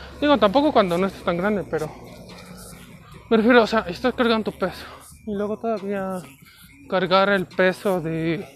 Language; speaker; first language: Spanish; native; Spanish